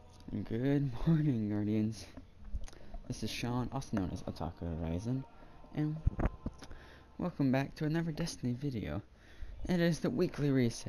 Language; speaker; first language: English; native; English